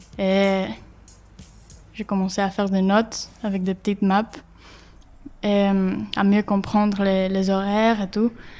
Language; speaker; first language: French; non-native, learner; Spanish